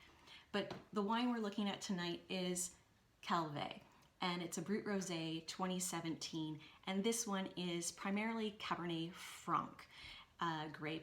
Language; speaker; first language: English; native; English